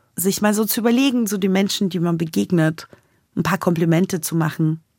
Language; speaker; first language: German; native; German